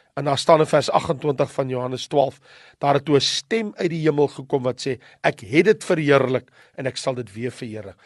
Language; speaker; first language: Afrikaans; native; Afrikaans